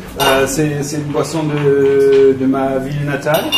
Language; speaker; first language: French; non-native, fluent; German